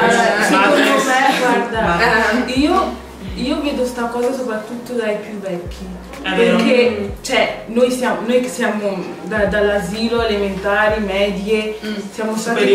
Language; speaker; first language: Italian; early bilingual, other home language; English